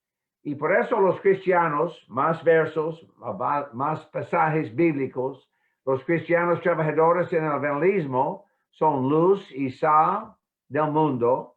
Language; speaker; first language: Spanish; non-native, fluent; English